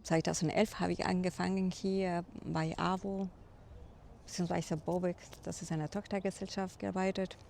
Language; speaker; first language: German; non-native, fluent; Spanish